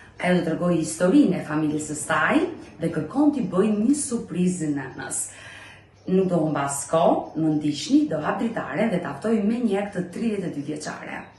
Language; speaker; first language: Albanian; native; Albanian